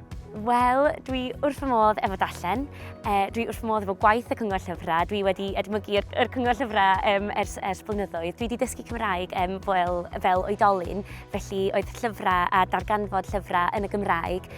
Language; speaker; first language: Welsh; non-native, fluent; English